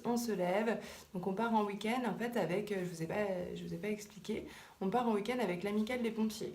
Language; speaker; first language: French; native; French